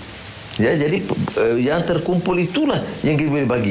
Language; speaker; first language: Malay; native; Malay